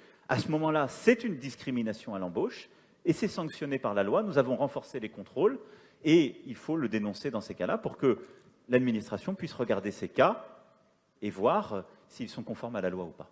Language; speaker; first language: French; native; French